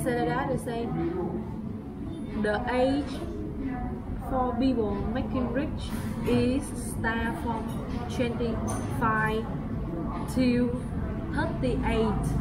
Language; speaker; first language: English; non-native, learner; Vietnamese